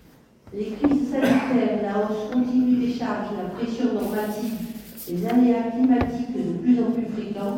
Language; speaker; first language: French; native; French